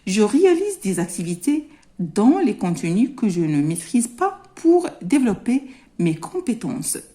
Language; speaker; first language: French; non-native, local second language; Arabic